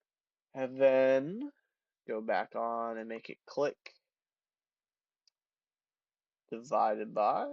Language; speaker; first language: English; native; English